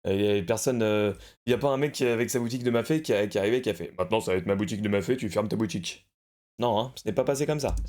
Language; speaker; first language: French; native; French